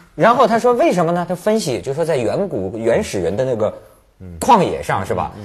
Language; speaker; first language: Chinese; native; Chinese